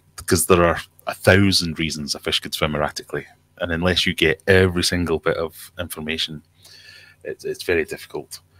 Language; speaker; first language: English; native; English